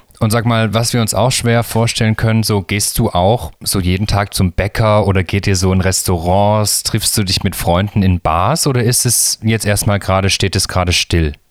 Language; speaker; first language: German; native; German